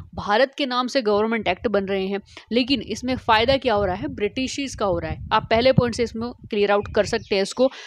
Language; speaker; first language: Hindi; native; Hindi